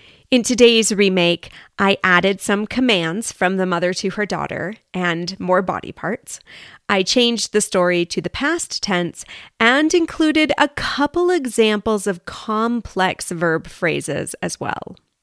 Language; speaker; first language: English; native; English